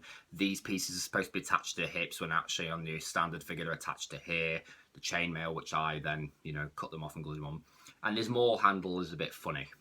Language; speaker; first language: English; native; English